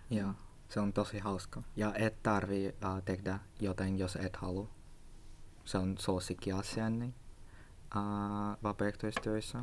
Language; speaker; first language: Finnish; non-native, learner; Russian